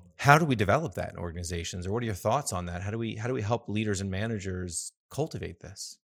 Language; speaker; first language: English; native; English